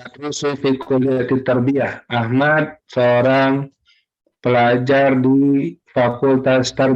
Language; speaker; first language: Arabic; non-native, learner; Indonesian